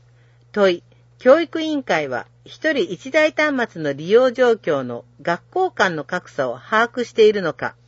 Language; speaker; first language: Japanese; native; Japanese